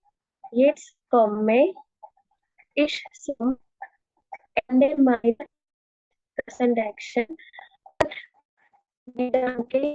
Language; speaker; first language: German; non-native, learner; Malayalam